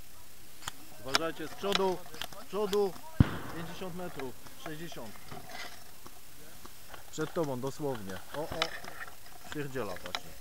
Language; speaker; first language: Polish; native; Polish